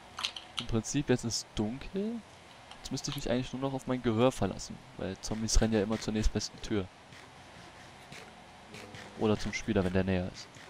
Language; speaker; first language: German; native; German